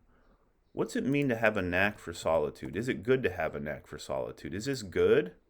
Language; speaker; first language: English; native; English